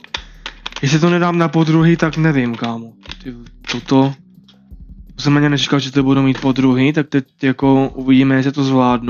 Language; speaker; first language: Czech; native; Czech